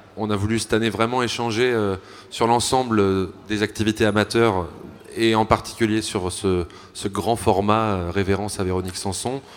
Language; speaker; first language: French; native; French